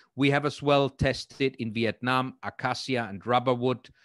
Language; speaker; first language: English; non-native, fluent; German